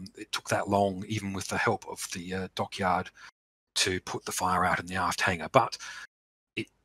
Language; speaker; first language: English; native; English